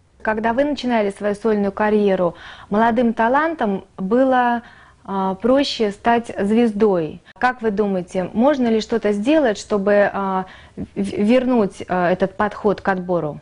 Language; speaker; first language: Russian; native; Russian